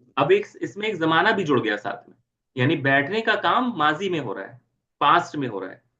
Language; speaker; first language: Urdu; native; Urdu